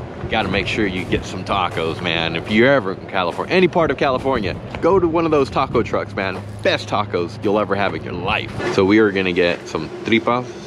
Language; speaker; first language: English; early bilingual, other home language; Spanish